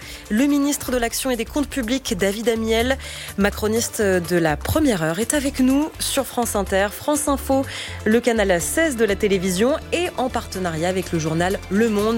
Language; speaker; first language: French; native; French